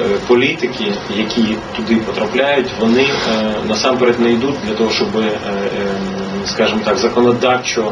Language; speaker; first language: Ukrainian; native; Ukrainian